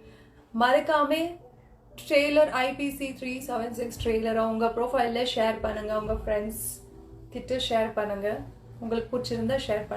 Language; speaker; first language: Tamil; non-native, local second language; Kannada